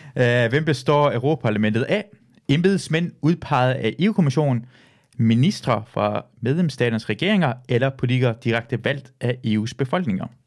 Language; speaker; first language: Danish; early bilingual, other home language; Persian